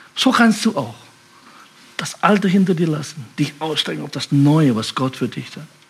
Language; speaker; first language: German; non-native, fluent; Indonesian